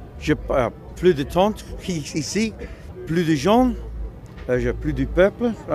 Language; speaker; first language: French; non-native, learner; English